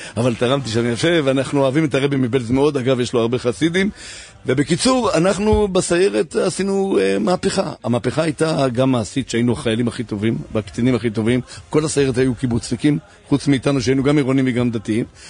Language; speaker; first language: Hebrew; native; Hebrew